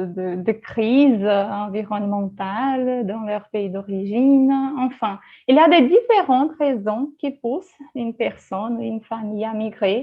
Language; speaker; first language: French; non-native, fluent; Portuguese